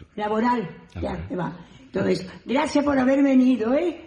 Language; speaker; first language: Danish; non-native, fluent; Spanish